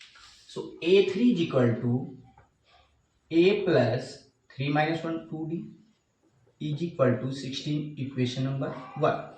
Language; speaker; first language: English; non-native, local second language; Hindi